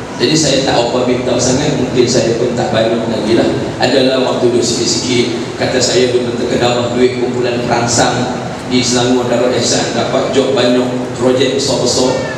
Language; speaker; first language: Malay; native; Malay